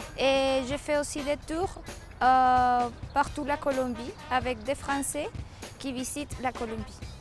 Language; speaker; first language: French; non-native, fluent; Spanish